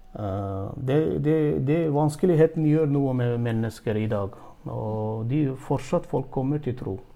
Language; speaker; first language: Norwegian; non-native, fluent; Turkmen